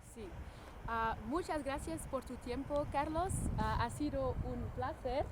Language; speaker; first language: Spanish; non-native, learner; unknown